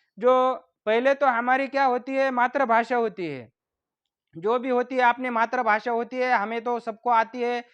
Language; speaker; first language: Hindi; non-native, local second language; Marathi